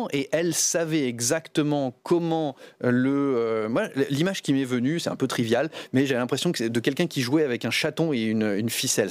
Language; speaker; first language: French; native; French